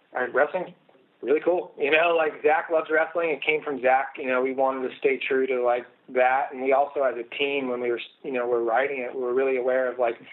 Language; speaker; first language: English; native; English